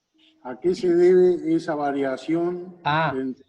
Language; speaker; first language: Spanish; native; Spanish